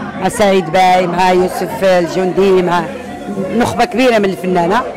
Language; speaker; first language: Arabic; native; Arabic